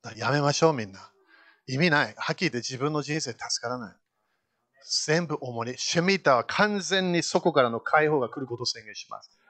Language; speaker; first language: Japanese; native; Japanese